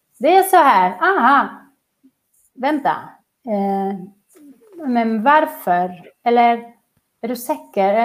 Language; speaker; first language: Swedish; non-native, fluent; Catalan